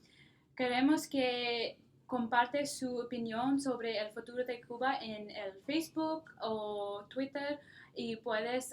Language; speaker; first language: Spanish; non-native, learner; English